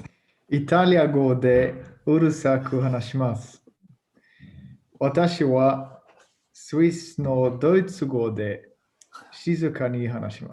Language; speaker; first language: Japanese; non-native, learner; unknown